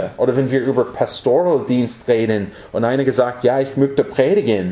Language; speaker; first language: German; non-native, fluent; English